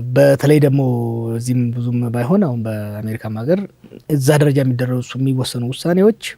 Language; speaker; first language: Amharic; non-native, local second language; Oromo